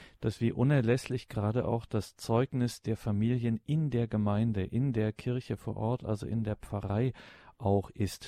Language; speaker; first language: German; native; German